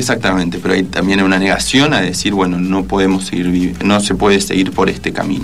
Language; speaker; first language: Spanish; native; Spanish